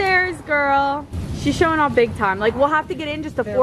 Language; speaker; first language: English; native; English